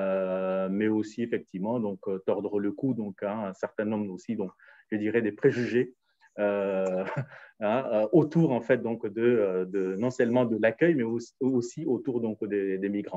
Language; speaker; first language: French; native; French